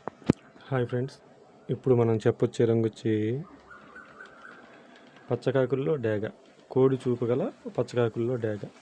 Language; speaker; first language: Telugu; native; Telugu